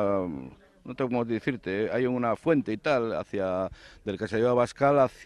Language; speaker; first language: Spanish; native; Spanish